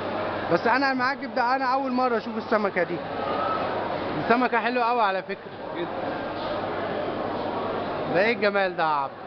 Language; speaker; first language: Arabic; native; Arabic